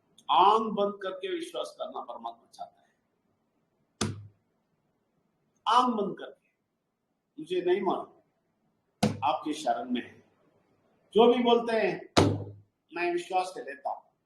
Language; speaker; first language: Hindi; non-native, local second language; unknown